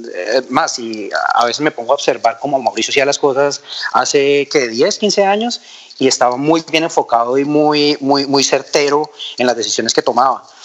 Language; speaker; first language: Spanish; native; Spanish